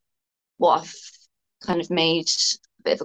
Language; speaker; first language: English; native; English